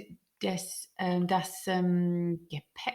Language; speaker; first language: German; non-native, learner; English